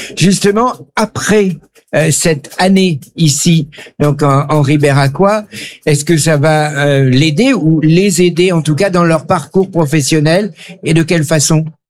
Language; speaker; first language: French; native; French